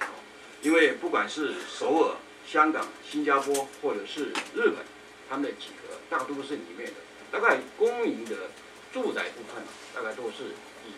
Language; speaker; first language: Chinese; native; Chinese